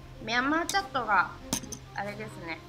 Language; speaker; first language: Japanese; native; Japanese